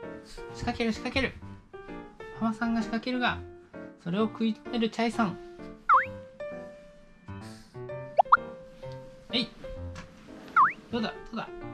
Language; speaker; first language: Japanese; native; Japanese